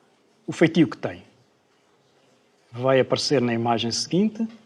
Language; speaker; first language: Portuguese; native; Portuguese